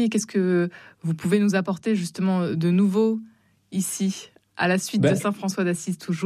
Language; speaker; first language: French; native; French